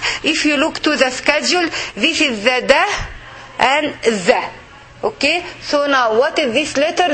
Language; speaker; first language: English; non-native, fluent; Arabic